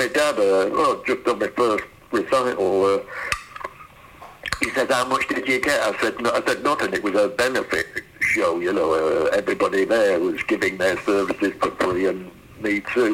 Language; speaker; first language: English; native; English